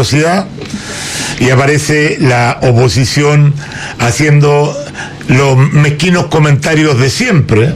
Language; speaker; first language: Spanish; native; Spanish